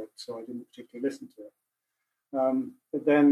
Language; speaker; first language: English; native; English